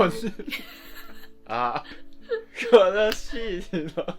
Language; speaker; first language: Korean; non-native, learner; Japanese